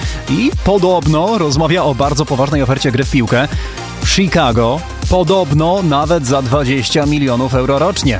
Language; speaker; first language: Polish; native; Polish